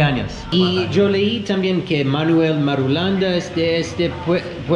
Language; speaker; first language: Spanish; non-native, learner; English